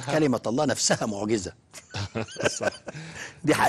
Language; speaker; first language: Arabic; native; Arabic